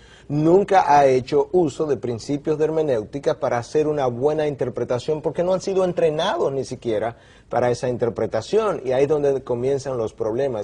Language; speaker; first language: Spanish; native; Spanish